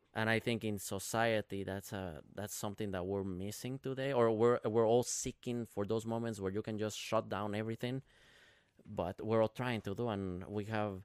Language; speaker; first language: English; non-native, fluent; Spanish